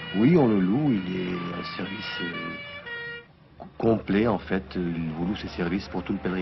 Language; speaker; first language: French; non-native, local second language; Arabic